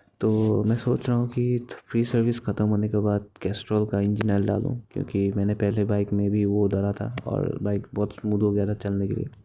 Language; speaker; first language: Hindi; non-native, local second language; Assamese